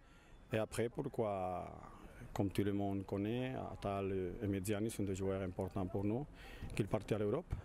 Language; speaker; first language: French; non-native, learner; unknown